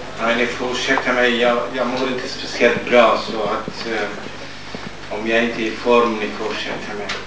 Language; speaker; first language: Swedish; non-native, fluent; Kurdish